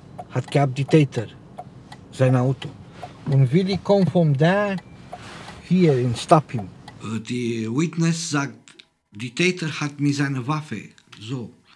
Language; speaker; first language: German; non-native, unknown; Romanian